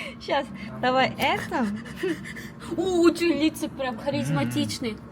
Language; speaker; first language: Russian; non-native, learner; Korean